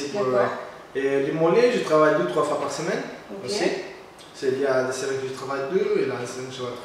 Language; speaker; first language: French; non-native, learner; Portuguese